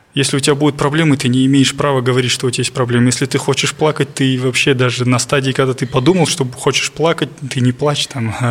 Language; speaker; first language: Russian; non-native, local second language; Kazakh